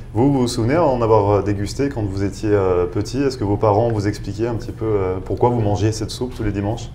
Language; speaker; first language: French; native; French